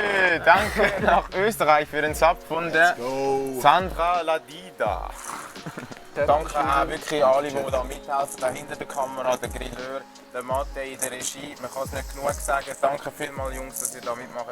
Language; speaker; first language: German; native; German